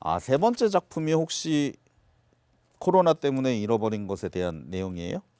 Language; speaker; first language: Korean; native; Korean